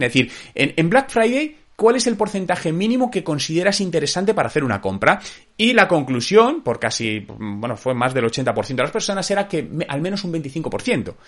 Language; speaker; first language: Spanish; native; Spanish